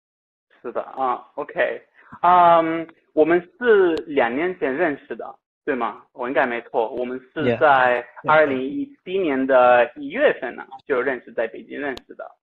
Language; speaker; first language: Chinese; non-native, fluent; Italian